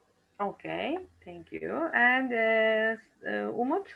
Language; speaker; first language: English; non-native, fluent; Turkish